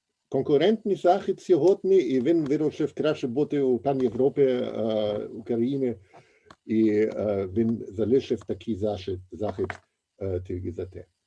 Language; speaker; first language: Ukrainian; non-native, fluent; German